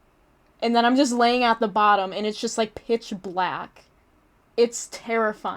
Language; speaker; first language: English; native; English